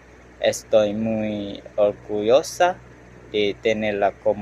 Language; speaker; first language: Spanish; non-native, learner; Malay